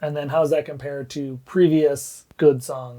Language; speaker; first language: English; native; English